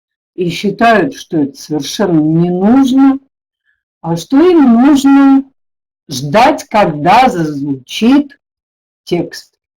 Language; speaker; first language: Russian; native; Russian